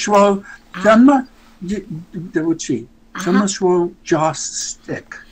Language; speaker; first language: Chinese; non-native, learner; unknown